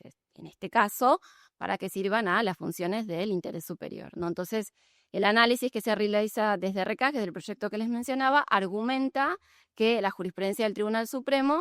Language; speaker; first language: Spanish; native; Spanish